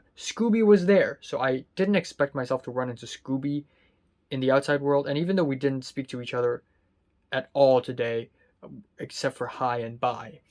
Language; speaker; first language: English; non-native, local second language; Cantonese